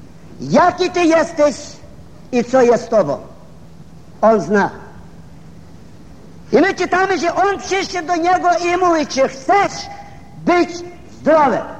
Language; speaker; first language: Polish; non-native, fluent; Ukrainian